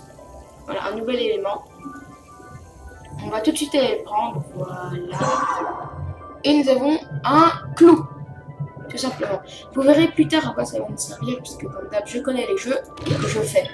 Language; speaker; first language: French; native; French